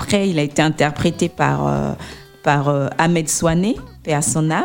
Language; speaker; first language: French; native; French